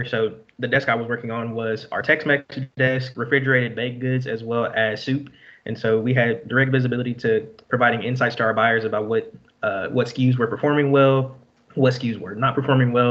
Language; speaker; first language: English; native; English